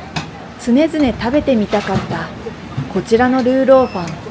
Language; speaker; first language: Japanese; native; Japanese